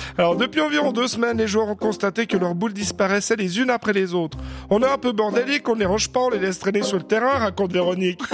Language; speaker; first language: French; native; French